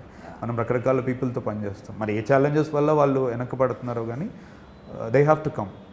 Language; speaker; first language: Telugu; native; Telugu